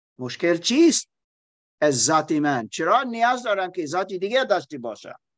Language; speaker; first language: Persian; non-native, learner; German